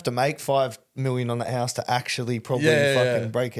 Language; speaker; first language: English; native; English